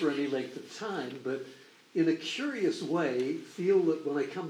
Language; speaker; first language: English; native; English